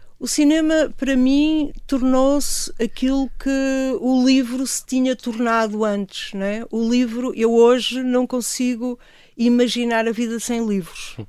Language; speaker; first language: Portuguese; native; Portuguese